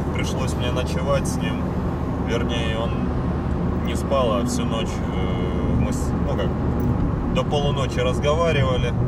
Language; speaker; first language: Russian; native; Russian